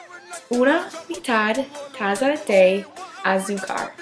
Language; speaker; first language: Spanish; non-native, learner; English